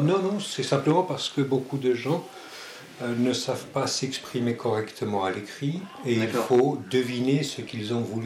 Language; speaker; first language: French; early bilingual, other home language; Spanish